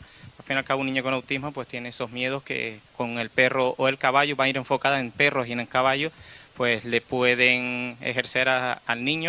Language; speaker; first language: Spanish; native; Spanish